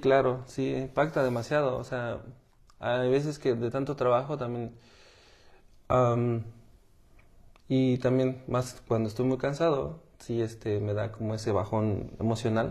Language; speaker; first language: Spanish; native; Spanish